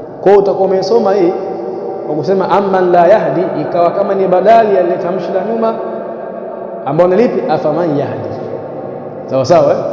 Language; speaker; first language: Swahili; native; Swahili